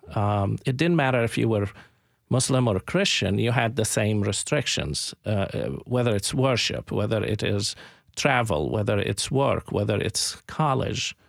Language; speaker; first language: English; non-native, fluent; Arabic